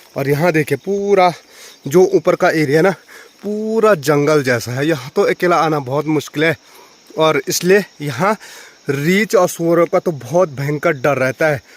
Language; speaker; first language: Hindi; non-native, local second language; Garhwali